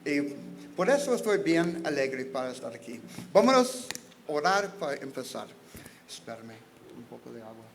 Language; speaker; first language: Spanish; non-native, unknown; English